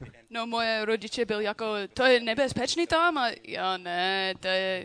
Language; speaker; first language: Czech; non-native, learner; English